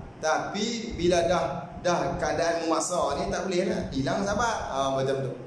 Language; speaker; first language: Malay; native; Malay